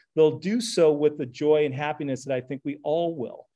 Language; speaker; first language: English; native; English